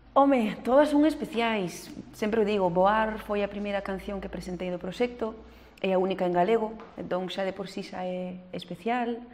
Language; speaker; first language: Galician; early bilingual, heritage; French